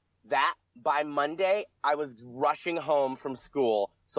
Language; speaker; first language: English; native; English